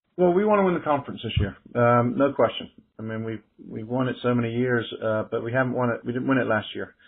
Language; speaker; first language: English; native; English